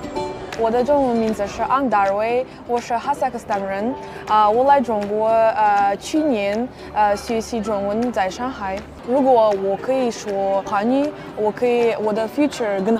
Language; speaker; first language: Chinese; non-native, learner; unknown